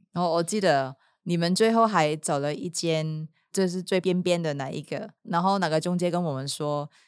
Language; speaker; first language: Chinese; non-native, local second language; Cantonese